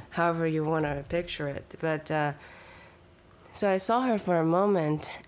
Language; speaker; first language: English; early bilingual, other home language; Chinese